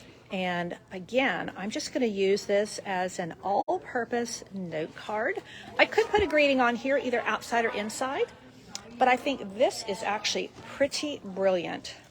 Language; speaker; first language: English; native; English